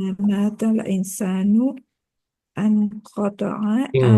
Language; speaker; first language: Arabic; non-native, learner; Indonesian